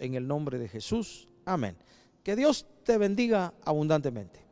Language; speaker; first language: Spanish; native; Spanish